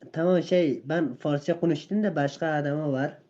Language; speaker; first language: Turkish; non-native, fluent; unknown